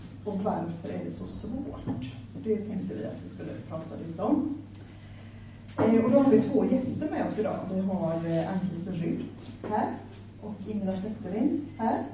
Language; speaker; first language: Swedish; native; Swedish